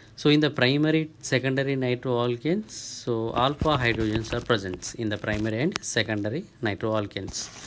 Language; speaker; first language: English; non-native, local second language; Telugu